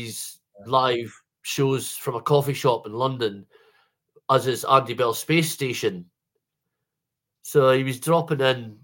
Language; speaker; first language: English; native; English